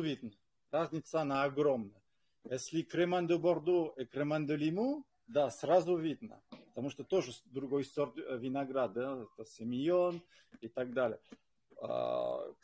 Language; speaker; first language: Russian; non-native, fluent; French